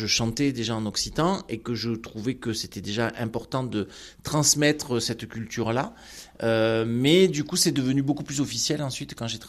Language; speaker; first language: French; non-native, local second language; Occitan